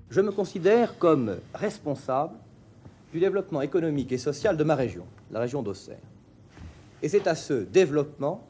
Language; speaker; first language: French; native; French